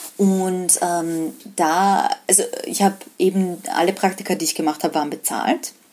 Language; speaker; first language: German; early bilingual, other home language; Serbian